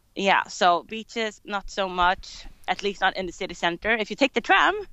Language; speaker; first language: English; non-native, fluent; Swedish